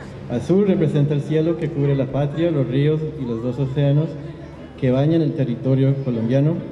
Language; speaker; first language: Spanish; early bilingual, heritage; Spanish